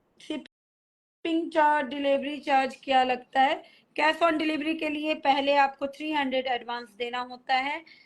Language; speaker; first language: Hindi; native; Hindi